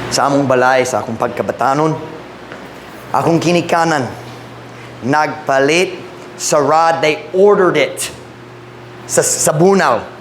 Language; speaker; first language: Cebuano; non-native, fluent; English